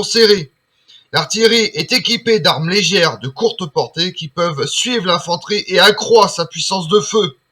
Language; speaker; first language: French; native; French